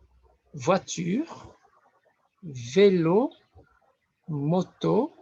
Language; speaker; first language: French; non-native, fluent; Spanish